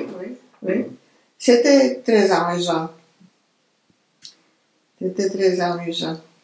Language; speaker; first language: French; non-native, fluent; Romanian